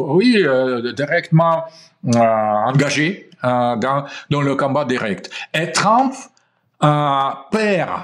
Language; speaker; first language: French; non-native, fluent; Russian